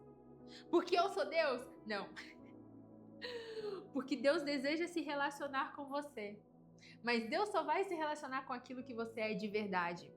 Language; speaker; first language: Portuguese; native; Portuguese